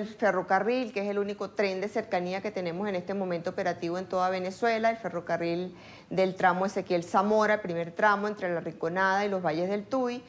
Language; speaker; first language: Spanish; native; Spanish